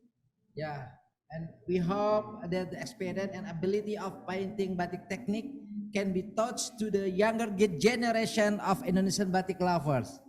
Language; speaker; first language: English; non-native, learner; Indonesian